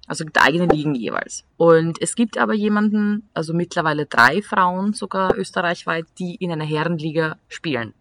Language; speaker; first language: German; native; German